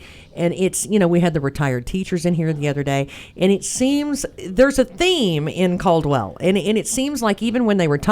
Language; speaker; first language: English; native; English